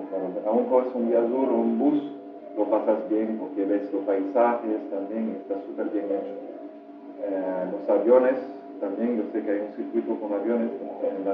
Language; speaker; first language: Spanish; non-native, fluent; French